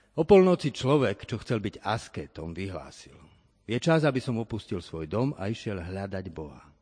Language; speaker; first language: Slovak; native; Slovak